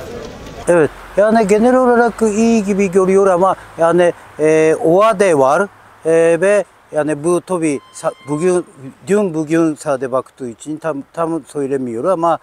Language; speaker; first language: Turkish; non-native, learner; Japanese